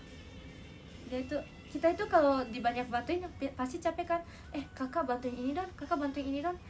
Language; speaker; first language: Indonesian; native; Indonesian